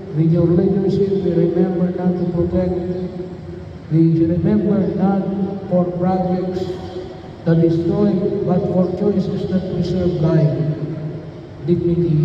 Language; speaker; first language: English; non-native, local second language; Filipino